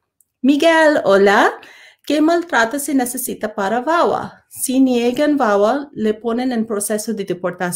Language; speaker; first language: Spanish; non-native, learner; English